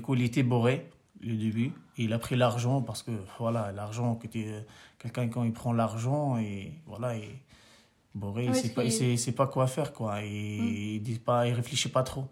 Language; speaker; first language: French; non-native, local second language; Arabic